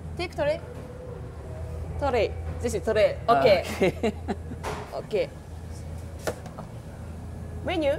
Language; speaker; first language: English; non-native, learner; Japanese